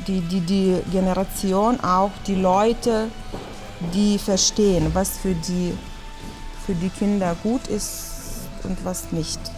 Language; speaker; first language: German; non-native, fluent; Lithuanian